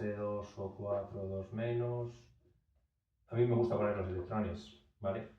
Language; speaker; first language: Spanish; native; Spanish